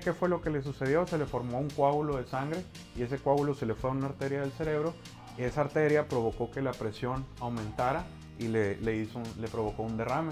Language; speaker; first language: Spanish; native; Spanish